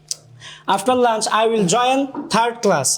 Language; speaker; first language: English; non-native, learner; Bangla